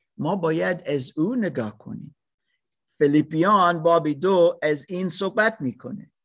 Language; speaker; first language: Persian; non-native, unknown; English